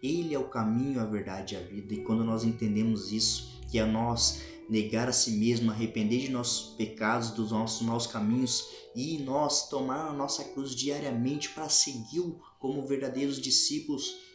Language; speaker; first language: Portuguese; native; Portuguese